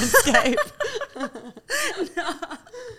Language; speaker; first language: English; non-native, fluent; Spanish